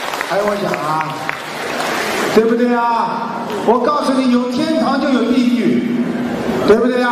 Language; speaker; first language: Chinese; native; Chinese